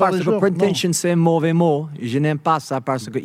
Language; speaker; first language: French; non-native, fluent; English